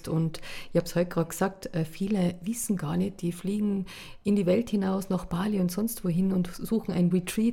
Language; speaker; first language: German; native; German